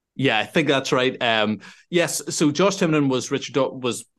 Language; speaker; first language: English; native; English